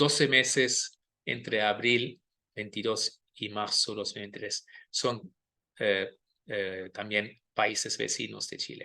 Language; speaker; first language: Spanish; non-native, fluent; German